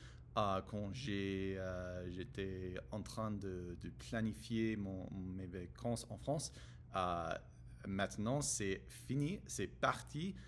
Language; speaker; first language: French; non-native, learner; English